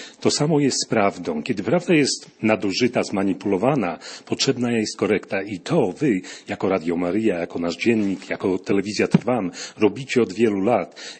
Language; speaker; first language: Polish; native; Polish